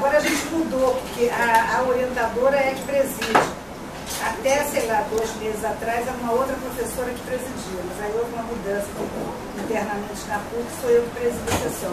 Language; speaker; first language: Portuguese; native; Portuguese